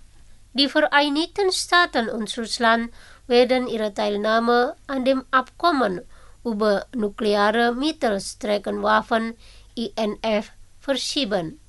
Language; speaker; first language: German; non-native, fluent; Indonesian